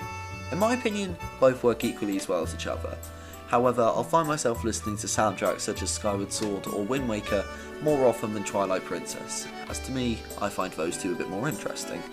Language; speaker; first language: English; native; English